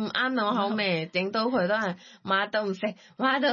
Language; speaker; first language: Cantonese; non-native, learner; Thai